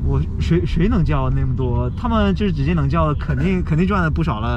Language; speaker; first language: Chinese; early bilingual, other home language; Korean